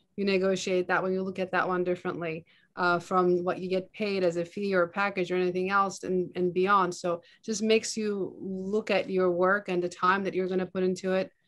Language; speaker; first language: English; non-native, fluent; Turkish